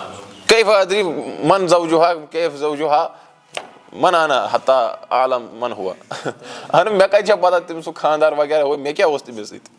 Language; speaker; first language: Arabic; non-native, fluent; Kashmiri